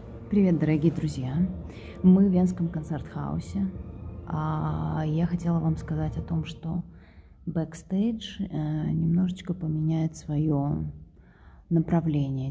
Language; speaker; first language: Russian; native; Russian